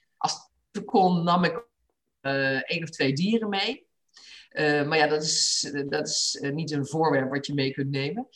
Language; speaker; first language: Dutch; native; Dutch